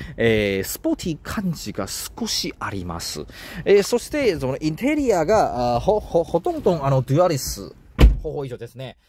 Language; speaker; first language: Japanese; non-native, learner; Chinese